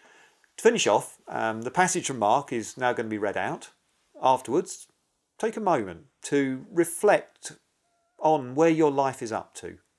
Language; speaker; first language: English; native; English